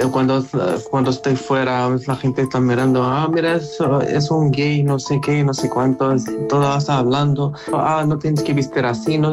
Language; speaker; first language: Spanish; non-native, learner; Arabic